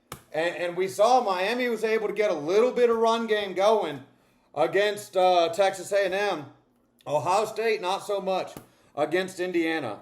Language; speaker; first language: English; native; English